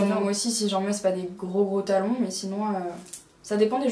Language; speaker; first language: French; native; French